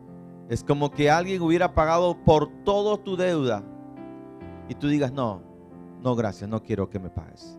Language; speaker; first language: Spanish; native; Spanish